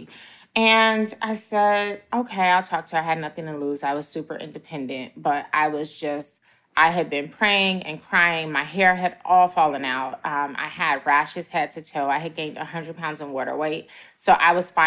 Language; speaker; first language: English; native; English